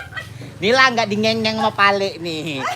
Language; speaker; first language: Indonesian; native; Indonesian